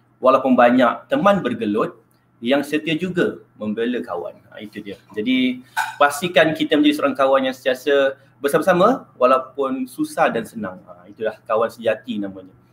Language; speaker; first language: Malay; native; Malay